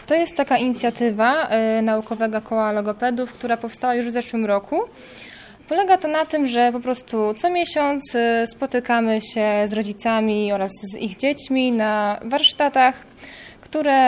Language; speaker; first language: Polish; native; Polish